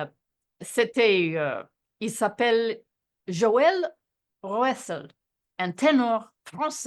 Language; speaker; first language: French; non-native, fluent; English